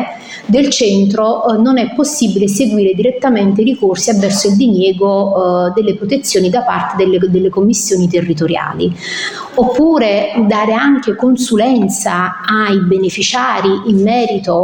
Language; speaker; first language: Italian; native; Italian